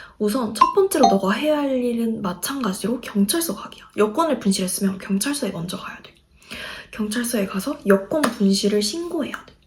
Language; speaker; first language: Korean; native; Korean